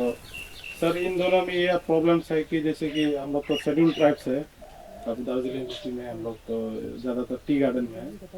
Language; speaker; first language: Hindi; non-native, local second language; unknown